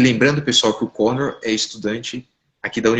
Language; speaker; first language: Portuguese; native; Portuguese